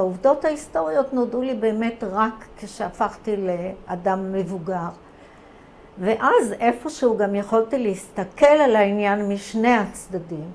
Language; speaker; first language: Hebrew; early bilingual, other home language; Croatian